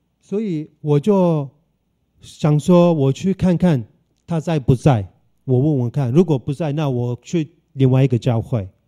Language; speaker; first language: Chinese; non-native, fluent; Turkish